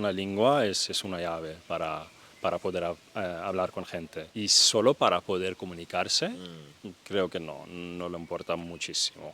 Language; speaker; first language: Spanish; non-native, fluent; Danish